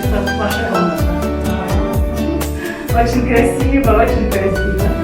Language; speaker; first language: Russian; non-native, learner; Mongolian